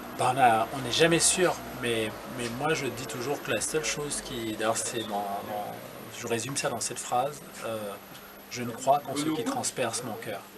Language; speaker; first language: French; non-native, local second language; Duala